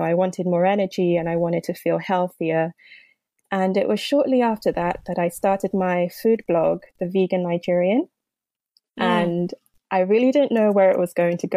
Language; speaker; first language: English; non-native, local second language; Yoruba